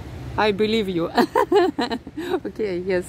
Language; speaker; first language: English; non-native, learner; Russian